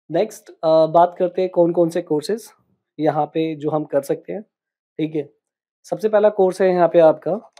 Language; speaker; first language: Hindi; native; Hindi